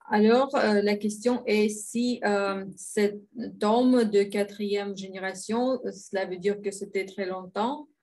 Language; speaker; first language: French; non-native, fluent; Russian